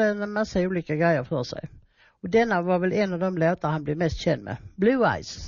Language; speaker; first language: Swedish; native; Swedish